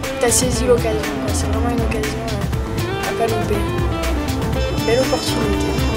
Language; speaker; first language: French; native; French